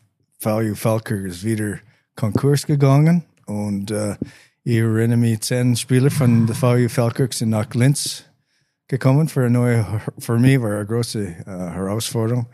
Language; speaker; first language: German; non-native, learner; English